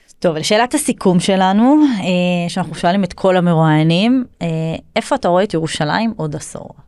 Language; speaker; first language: Hebrew; native; Hebrew